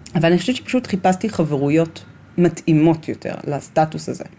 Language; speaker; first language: Hebrew; native; Hebrew